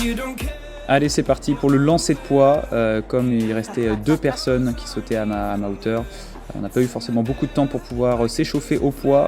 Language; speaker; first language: French; native; French